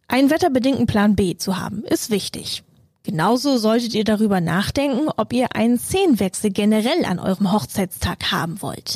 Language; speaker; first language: German; native; German